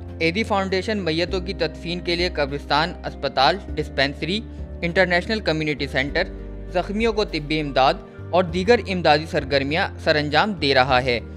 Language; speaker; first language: Urdu; native; Urdu